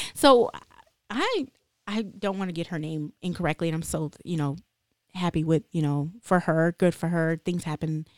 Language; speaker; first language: English; native; English